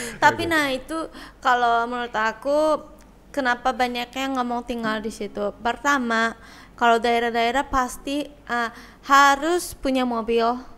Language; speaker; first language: Indonesian; non-native, fluent; Japanese